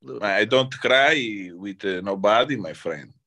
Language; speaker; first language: English; non-native, learner; Italian